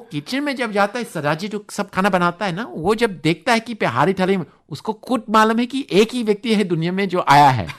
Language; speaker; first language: Hindi; non-native, fluent; English